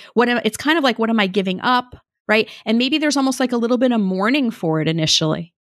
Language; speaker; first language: English; native; English